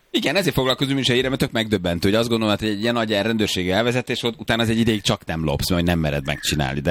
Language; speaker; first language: Hungarian; native; Hungarian